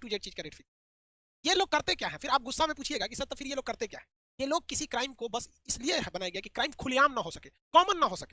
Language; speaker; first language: Hindi; native; Hindi